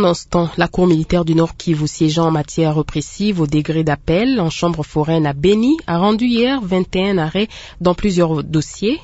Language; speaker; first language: French; non-native, local second language; Lingala